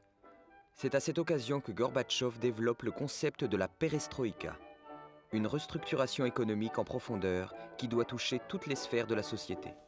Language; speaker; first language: French; native; French